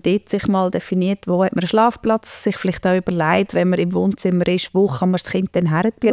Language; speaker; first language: German; native; German